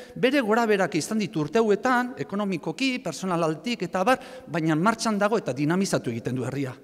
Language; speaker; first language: Basque; native; Basque